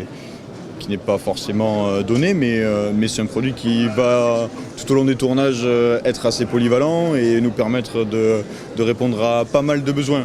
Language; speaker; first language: French; native; French